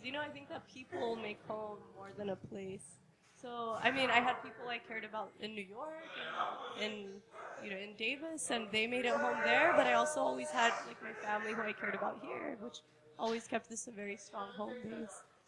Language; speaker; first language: English; native; English